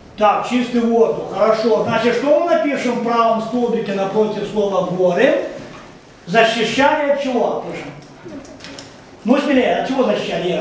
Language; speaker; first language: Russian; native; Russian